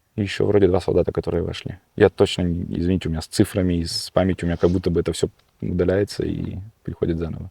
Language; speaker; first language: Russian; early bilingual, heritage; Russian